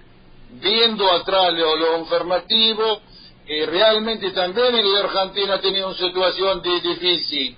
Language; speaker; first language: Spanish; non-native, learner; Arabic